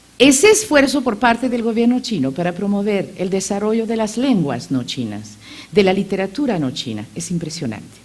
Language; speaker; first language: Spanish; non-native, fluent; Macedonian